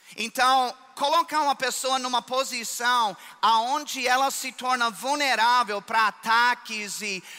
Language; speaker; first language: Portuguese; non-native, fluent; English